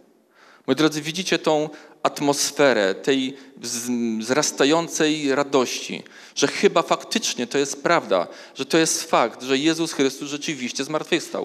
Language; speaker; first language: Polish; native; Polish